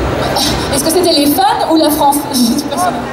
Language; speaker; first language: French; native; French